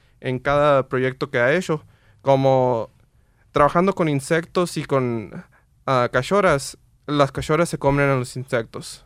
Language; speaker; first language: Spanish; early bilingual, heritage; Spanish